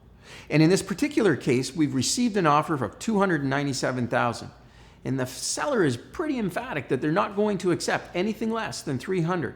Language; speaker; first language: English; native; English